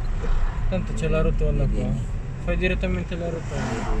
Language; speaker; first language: Italian; early bilingual, other home language; Filipino